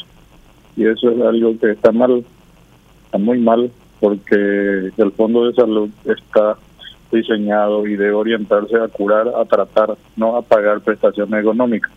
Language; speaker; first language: Spanish; native; Spanish